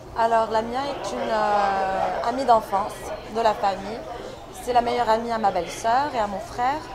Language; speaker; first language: French; non-native, local second language; Arabic